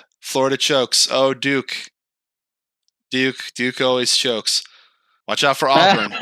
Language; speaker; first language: English; native; English